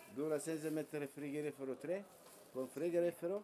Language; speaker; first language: Italian; non-native, learner; Turkish